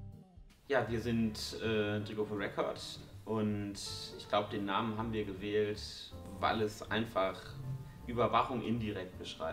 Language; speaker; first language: German; native; German